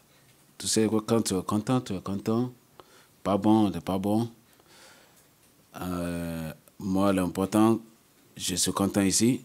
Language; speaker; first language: French; non-native, learner; English